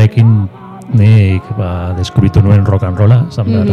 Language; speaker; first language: Basque; non-native, local second language; Spanish